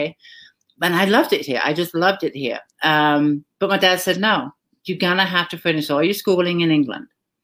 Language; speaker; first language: English; native; English